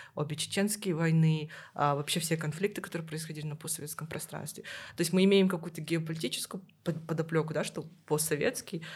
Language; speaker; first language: Russian; native; Russian